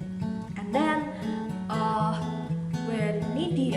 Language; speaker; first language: English; non-native, learner; Indonesian